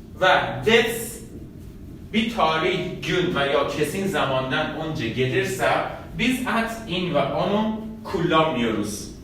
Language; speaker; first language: Turkish; non-native, fluent; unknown